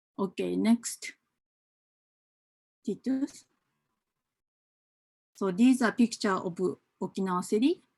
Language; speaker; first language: English; non-native, fluent; Japanese